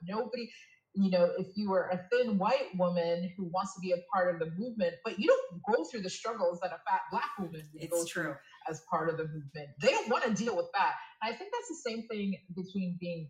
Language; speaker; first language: English; native; English